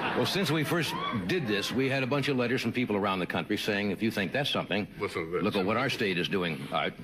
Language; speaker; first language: English; native; English